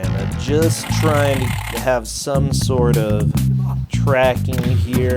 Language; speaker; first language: English; native; English